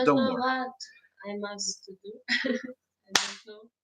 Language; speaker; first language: English; non-native, learner; Ukrainian